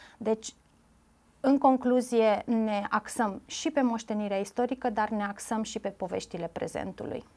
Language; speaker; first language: Romanian; native; Romanian